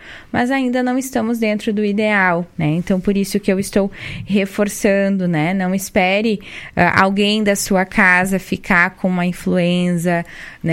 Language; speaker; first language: Portuguese; native; Portuguese